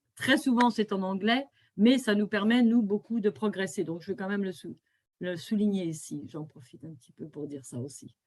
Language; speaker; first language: French; native; French